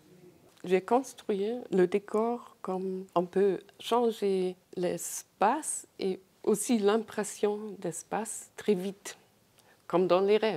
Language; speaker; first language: French; non-native, fluent; German